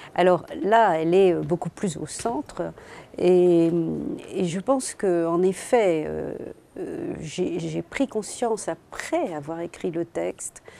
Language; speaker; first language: French; native; French